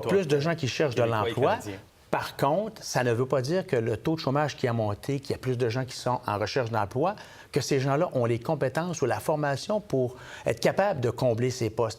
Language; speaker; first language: French; native; French